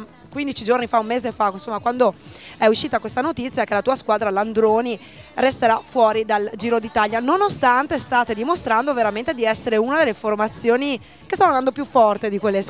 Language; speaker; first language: Italian; native; Italian